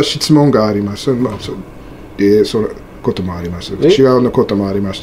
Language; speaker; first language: Japanese; non-native, learner; English